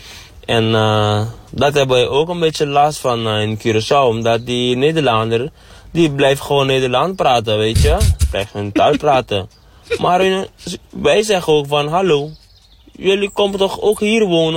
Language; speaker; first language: Dutch; non-native, local second language; Papiamento